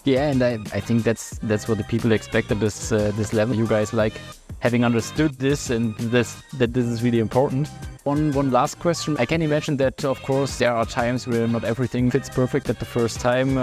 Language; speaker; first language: English; non-native, fluent; German